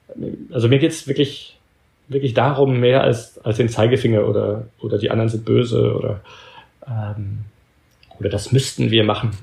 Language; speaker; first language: German; early bilingual, heritage; German